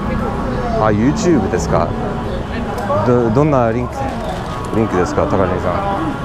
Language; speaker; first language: Japanese; non-native, learner; English